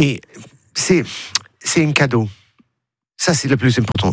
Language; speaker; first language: French; non-native, learner; English